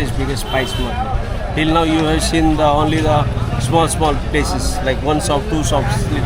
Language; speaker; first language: English; non-native, local second language; Hindi